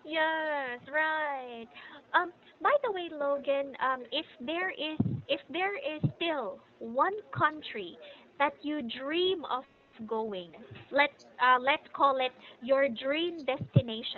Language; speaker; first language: English; non-native, fluent; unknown